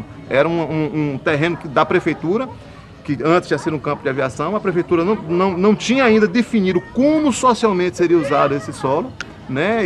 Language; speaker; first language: Portuguese; native; Portuguese